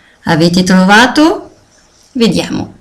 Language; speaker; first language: Italian; non-native, fluent; French